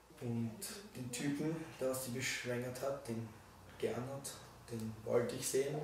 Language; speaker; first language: German; native; German